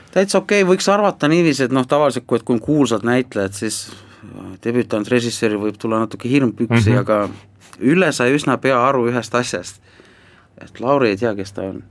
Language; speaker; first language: Estonian; non-native, local second language; Finnish